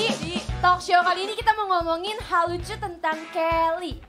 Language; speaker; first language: Indonesian; native; Indonesian